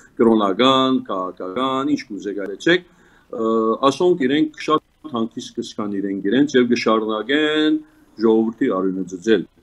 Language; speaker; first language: Armenian; early bilingual, heritage; Armenian